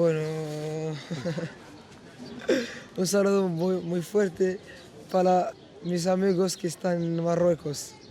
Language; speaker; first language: Spanish; non-native, fluent; Arabic